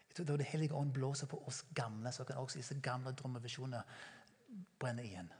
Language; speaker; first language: Norwegian; non-native, fluent; English